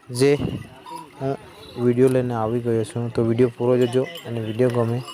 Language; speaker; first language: Gujarati; non-native, local second language; Vasavi